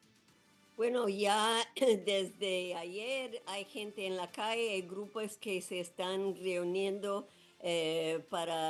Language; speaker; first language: Spanish; non-native, fluent; English